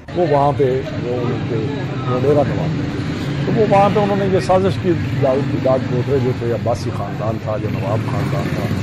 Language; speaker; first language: Urdu; non-native, local second language; Punjabi